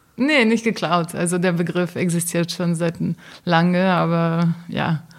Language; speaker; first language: German; non-native, fluent; Portuguese